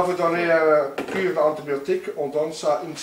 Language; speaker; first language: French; non-native, local second language; Dutch